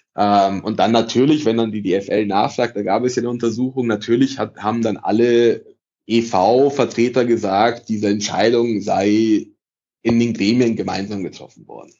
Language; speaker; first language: German; early bilingual, other home language; Italian